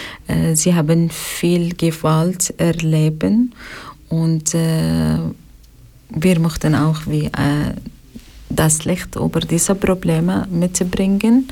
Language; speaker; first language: German; non-native, learner; Arabic